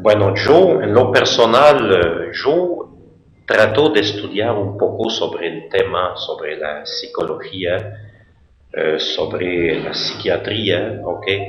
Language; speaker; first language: Spanish; non-native, fluent; French